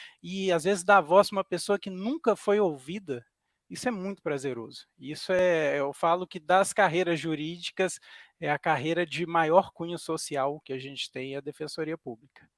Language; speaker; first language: Portuguese; native; Portuguese